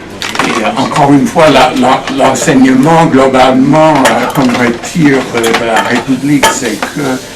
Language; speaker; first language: French; non-native, fluent; English